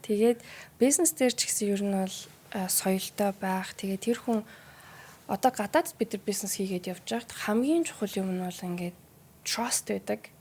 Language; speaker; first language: Mongolian; early bilingual, heritage; Mongolian